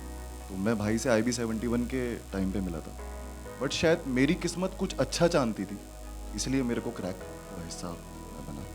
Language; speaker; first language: Hindi; native; Hindi